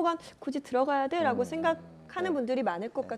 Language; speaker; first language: Korean; native; Korean